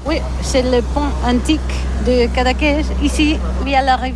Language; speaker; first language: French; non-native, learner; Catalan